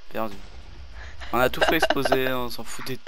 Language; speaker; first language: French; native; French